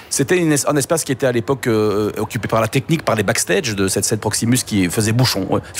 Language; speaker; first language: French; native; French